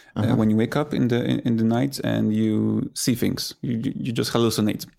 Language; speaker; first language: English; non-native, fluent; Polish